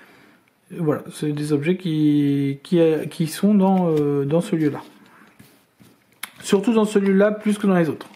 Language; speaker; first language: French; native; French